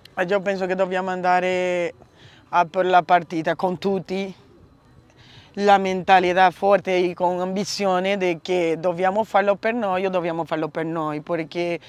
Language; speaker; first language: Italian; non-native, learner; Portuguese